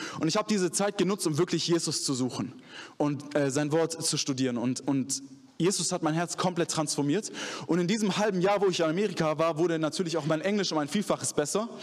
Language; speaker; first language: German; early bilingual, other home language; Arabic